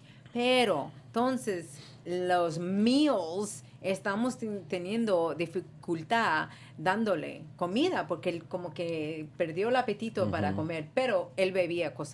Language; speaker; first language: Spanish; early bilingual, heritage; Spanish